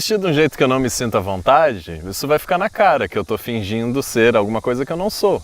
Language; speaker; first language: Portuguese; native; Portuguese